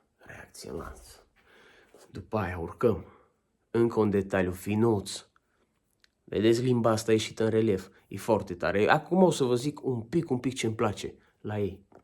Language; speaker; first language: Romanian; native; Romanian